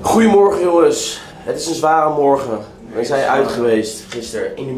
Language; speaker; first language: Dutch; native; Dutch